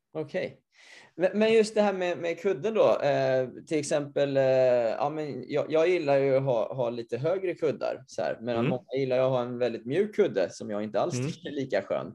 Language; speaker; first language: Swedish; native; Swedish